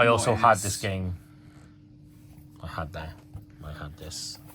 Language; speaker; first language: English; native; English